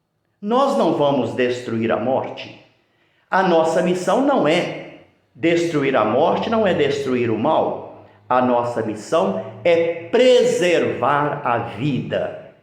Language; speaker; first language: Portuguese; native; Portuguese